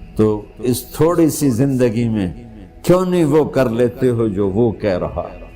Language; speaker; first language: Urdu; non-native, local second language; Punjabi